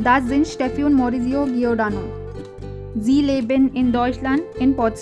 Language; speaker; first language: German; non-native, fluent; Hindi